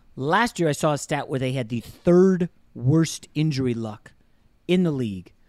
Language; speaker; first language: English; native; English